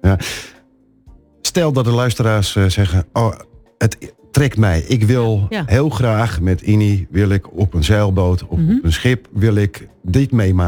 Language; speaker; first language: Dutch; native; Dutch